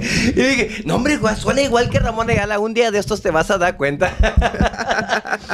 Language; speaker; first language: Spanish; early bilingual, heritage; Spanish